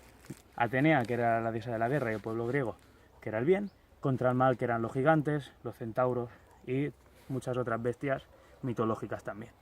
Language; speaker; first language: Spanish; native; Spanish